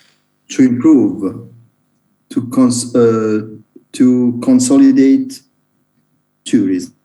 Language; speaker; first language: English; non-native, learner; Italian